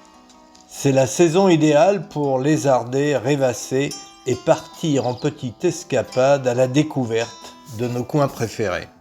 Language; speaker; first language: French; native; French